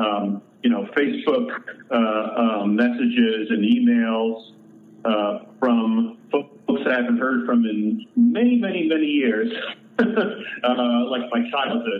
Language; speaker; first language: English; native; English